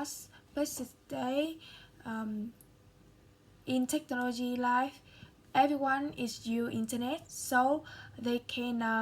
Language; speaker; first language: English; non-native, learner; Vietnamese